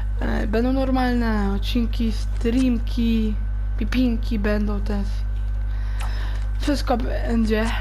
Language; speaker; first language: Polish; early bilingual, heritage; German